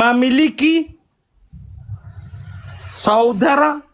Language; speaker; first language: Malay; non-native, learner; Oromo